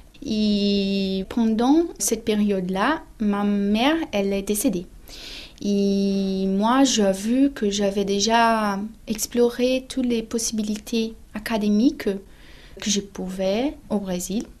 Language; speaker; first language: French; non-native, fluent; Portuguese